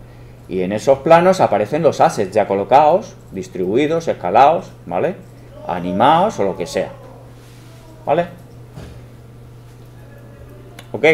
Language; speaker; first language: Spanish; native; Spanish